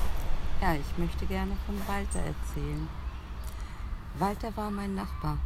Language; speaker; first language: German; early bilingual, other home language; Turkish